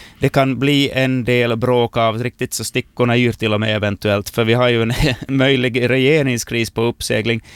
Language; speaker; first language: Swedish; native; Swedish